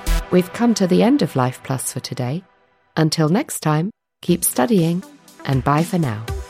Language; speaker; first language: English; native; English